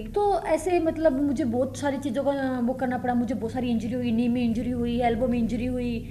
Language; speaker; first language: Hindi; native; Hindi